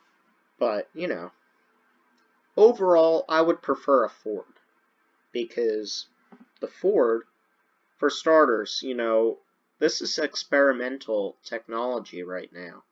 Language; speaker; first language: English; native; English